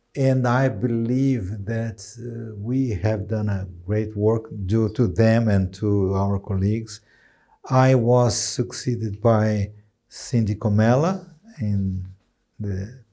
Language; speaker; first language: English; non-native, fluent; Portuguese